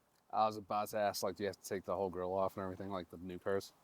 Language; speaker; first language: English; native; English